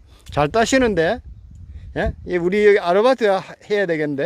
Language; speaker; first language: Korean; native; Korean